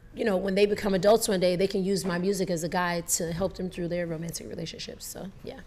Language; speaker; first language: English; native; English